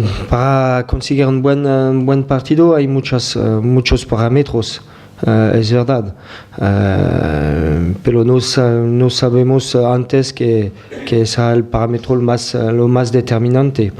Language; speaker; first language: Spanish; non-native, fluent; French